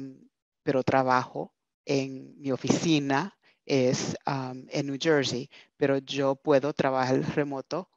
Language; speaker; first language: Spanish; early bilingual, heritage; Spanish